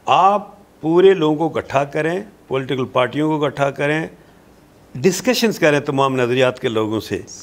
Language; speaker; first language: Urdu; non-native, local second language; Pahari-Potwari